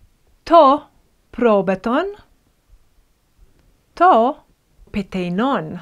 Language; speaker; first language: Greek; non-native, fluent; English